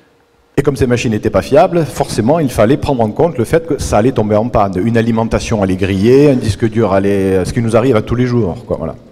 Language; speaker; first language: French; native; French